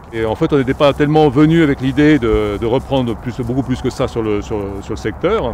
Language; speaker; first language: French; native; French